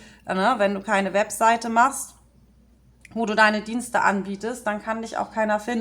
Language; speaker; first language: German; native; German